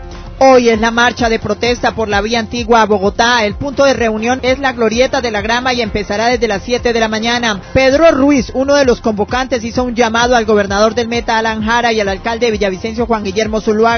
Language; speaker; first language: Spanish; native; Spanish